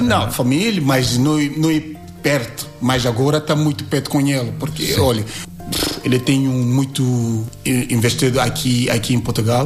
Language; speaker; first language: Portuguese; non-native, learner; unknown